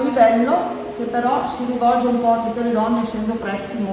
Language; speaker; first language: Italian; native; Italian